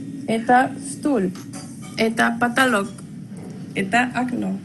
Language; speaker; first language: Russian; non-native, learner; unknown